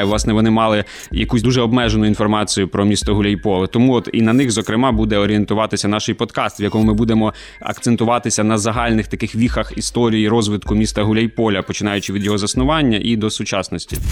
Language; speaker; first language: Ukrainian; native; Ukrainian